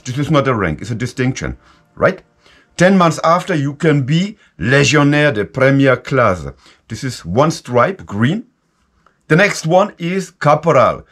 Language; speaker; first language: English; non-native, fluent; German